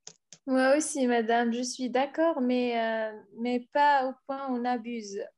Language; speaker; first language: French; non-native, learner; Arabic